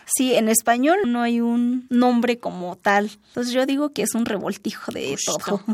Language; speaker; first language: Spanish; non-native, local second language; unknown